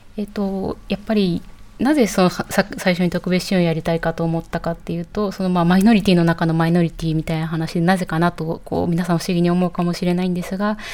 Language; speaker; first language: Japanese; native; Japanese